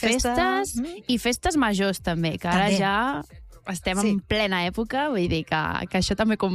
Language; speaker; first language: Catalan; native; Catalan